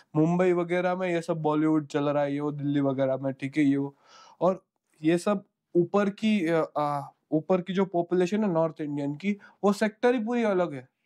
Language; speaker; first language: Hindi; non-native, local second language; Gujarati